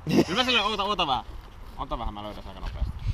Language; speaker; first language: Finnish; native; Finnish